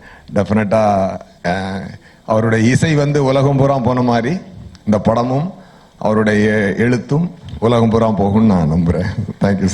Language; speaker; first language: Tamil; native; Tamil